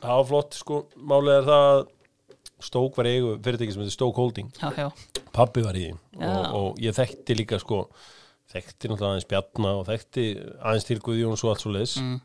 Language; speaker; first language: Icelandic; native; Icelandic